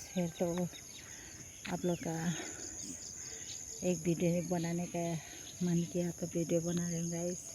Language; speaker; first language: Hindi; non-native, local second language; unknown